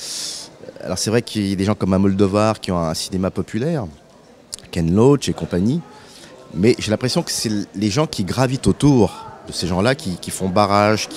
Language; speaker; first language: French; native; French